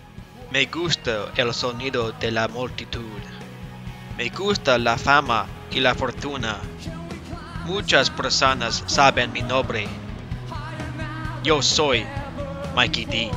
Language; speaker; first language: Spanish; non-native, learner; English